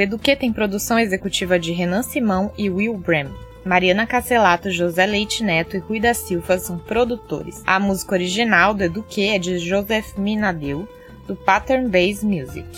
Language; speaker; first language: Portuguese; native; Portuguese